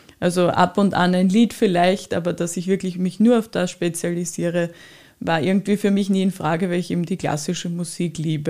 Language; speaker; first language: German; native; German